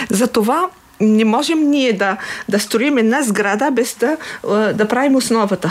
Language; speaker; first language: Bulgarian; non-native, fluent; Arabic